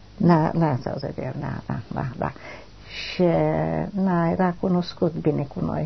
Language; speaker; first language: Romanian; non-native, local second language; German